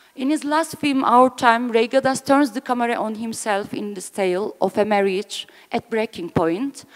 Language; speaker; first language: English; non-native, fluent; Turkish